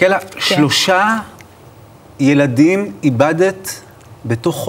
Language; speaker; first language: Hebrew; native; Hebrew